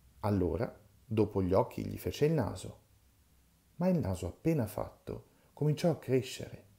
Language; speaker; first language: Italian; native; Italian